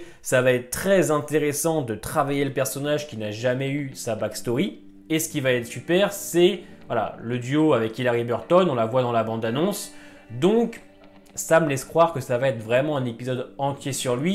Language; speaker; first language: French; native; French